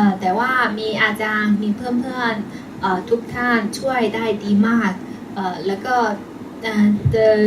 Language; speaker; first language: Thai; non-native, learner; Chinese